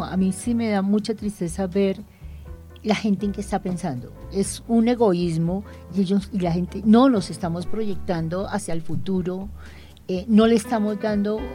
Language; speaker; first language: Spanish; native; Spanish